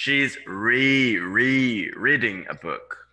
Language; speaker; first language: English; non-native, fluent; Spanish